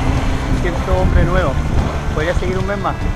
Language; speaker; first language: Spanish; native; Spanish